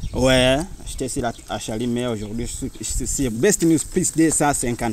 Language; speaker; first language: French; non-native, learner; Rundi